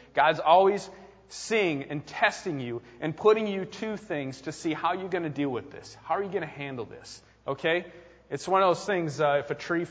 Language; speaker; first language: English; native; English